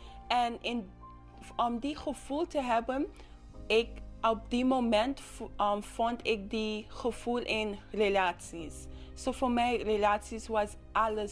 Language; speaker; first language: Dutch; non-native, local second language; English